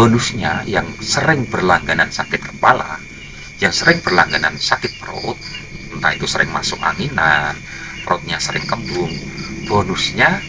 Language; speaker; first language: Indonesian; non-native, local second language; Javanese